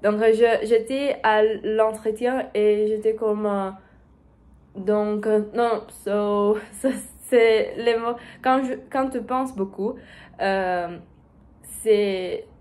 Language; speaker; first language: French; non-native, learner; Portuguese